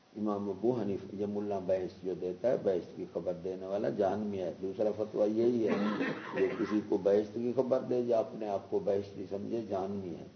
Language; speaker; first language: Urdu; non-native, local second language; Punjabi